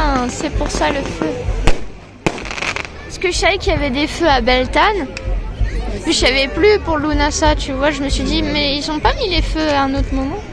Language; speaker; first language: French; native; French